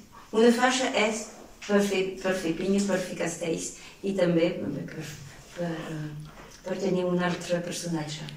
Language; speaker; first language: Catalan; non-native, local second language; French